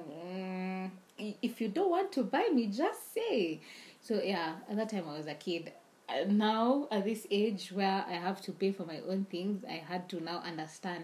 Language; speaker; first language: English; non-native, local second language; Swahili